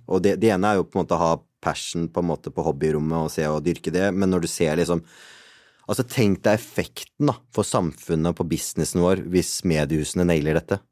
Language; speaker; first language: Norwegian; early bilingual, other home language; Punjabi